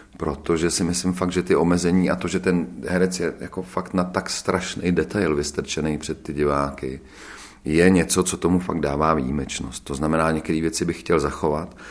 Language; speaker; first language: Czech; native; Czech